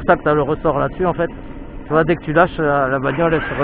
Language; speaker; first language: French; native; French